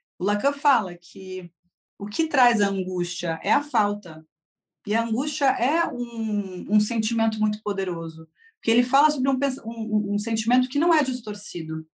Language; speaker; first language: Portuguese; native; Portuguese